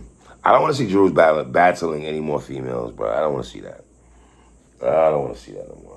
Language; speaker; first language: English; native; English